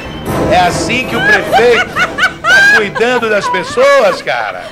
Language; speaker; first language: Portuguese; native; Portuguese